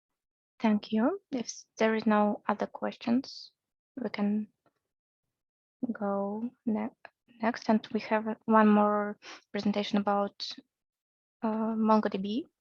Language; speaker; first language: English; non-native, fluent; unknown